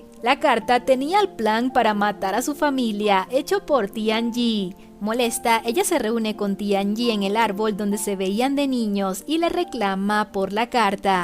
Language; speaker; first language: Spanish; native; Spanish